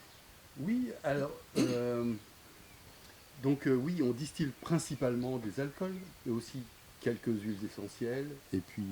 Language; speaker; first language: French; native; French